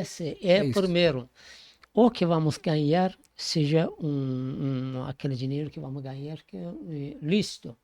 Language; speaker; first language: Portuguese; non-native, fluent; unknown